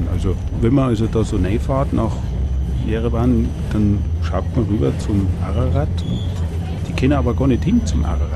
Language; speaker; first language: German; native; German